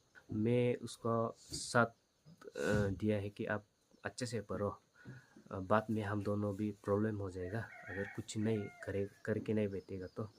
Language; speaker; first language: Hindi; non-native, local second language; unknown